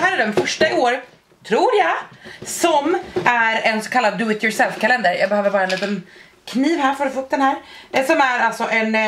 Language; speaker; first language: Swedish; native; Swedish